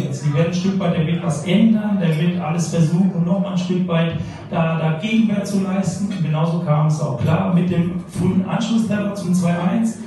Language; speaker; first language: German; native; German